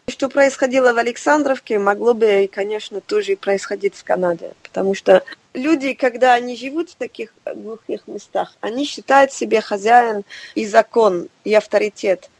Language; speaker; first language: Russian; non-native, fluent; French